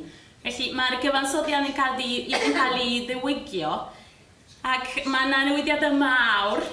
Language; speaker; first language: Welsh; non-native, fluent; Spanish